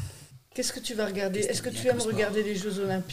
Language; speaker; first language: French; native; French